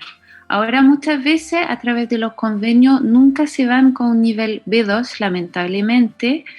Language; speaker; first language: Spanish; non-native, fluent; French